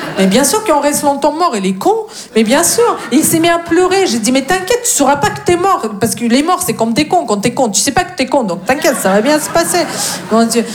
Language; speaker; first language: French; non-native, fluent; Russian